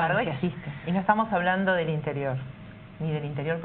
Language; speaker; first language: Spanish; native; Spanish